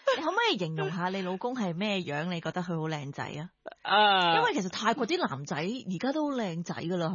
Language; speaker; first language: Cantonese; native; Cantonese